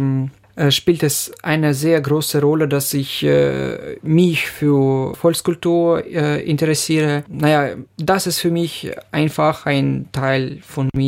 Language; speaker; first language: German; non-native, fluent; Ukrainian